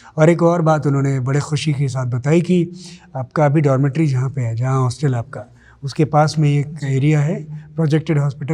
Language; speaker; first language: Hindi; native; Hindi